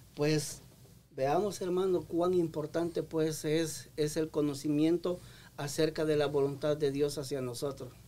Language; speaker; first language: Spanish; native; Spanish